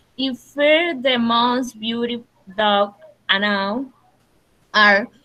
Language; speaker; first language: English; non-native, learner; Spanish